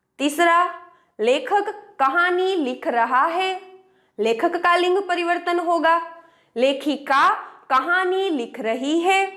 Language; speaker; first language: Hindi; non-native, local second language; Gujarati